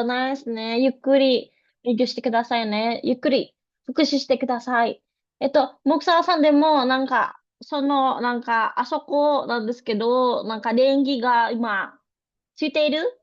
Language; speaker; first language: Japanese; non-native, fluent; Indonesian